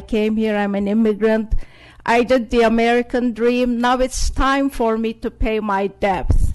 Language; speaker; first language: English; non-native, fluent; Turkish